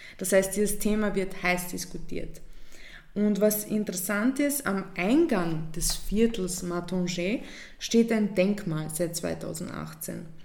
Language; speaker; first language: German; early bilingual, other home language; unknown